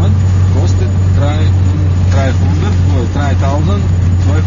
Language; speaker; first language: German; non-native, learner; Russian